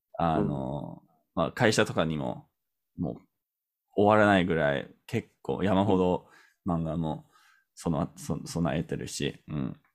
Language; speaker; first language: Japanese; non-native, fluent; English